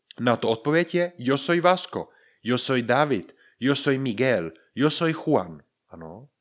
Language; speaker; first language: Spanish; non-native, fluent; Czech